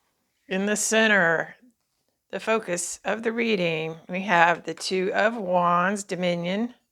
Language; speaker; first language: English; native; English